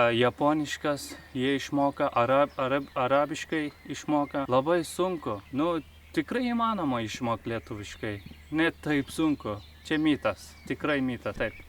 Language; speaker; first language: Lithuanian; non-native, fluent; Turkish